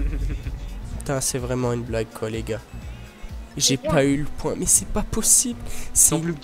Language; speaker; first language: French; native; French